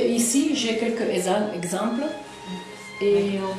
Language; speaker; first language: French; non-native, fluent; Italian